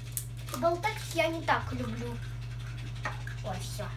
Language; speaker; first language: Russian; early bilingual, heritage; Russian